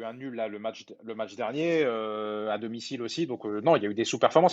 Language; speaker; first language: French; native; French